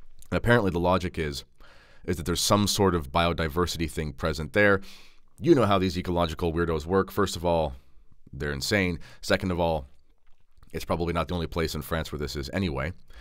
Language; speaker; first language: English; native; English